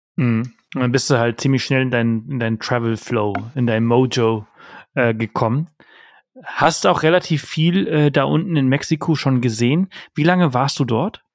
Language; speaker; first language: German; early bilingual, heritage; German